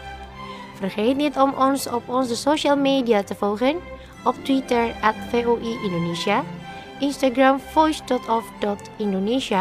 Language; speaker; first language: Dutch; non-native, fluent; Indonesian